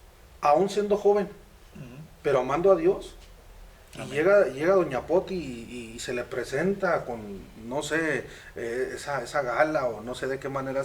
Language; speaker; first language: Spanish; native; Spanish